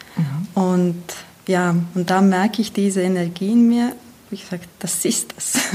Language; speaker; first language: German; non-native, fluent; Latvian